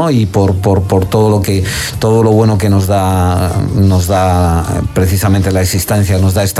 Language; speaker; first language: Spanish; native; Spanish